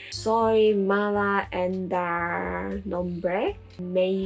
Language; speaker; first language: Spanish; non-native, learner; Malay